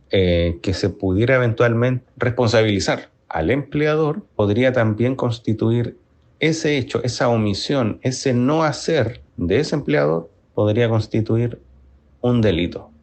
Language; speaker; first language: Spanish; native; Spanish